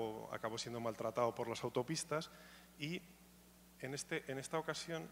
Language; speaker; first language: Spanish; native; Spanish